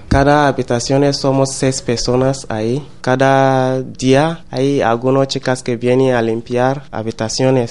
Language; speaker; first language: Spanish; non-native, learner; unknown